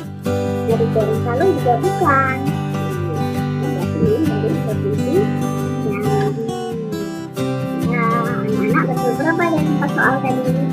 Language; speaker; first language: Indonesian; native; Indonesian